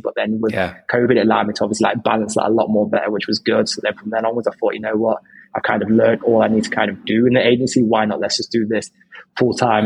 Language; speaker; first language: English; native; English